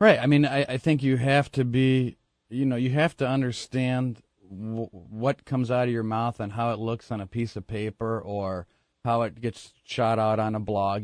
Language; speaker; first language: English; native; English